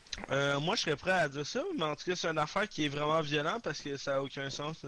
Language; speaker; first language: French; native; French